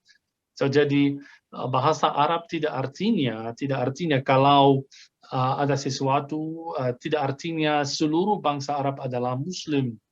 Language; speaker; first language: Indonesian; non-native, fluent; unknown